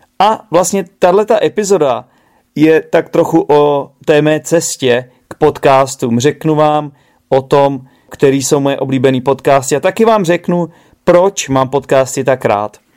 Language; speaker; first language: Czech; native; Czech